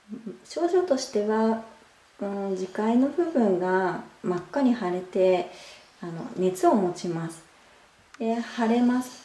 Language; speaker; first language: Japanese; native; Japanese